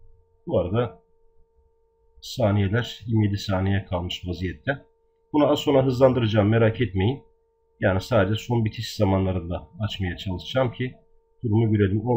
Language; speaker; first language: Turkish; native; Turkish